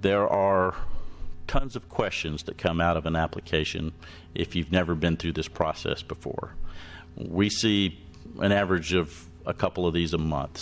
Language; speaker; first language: English; native; English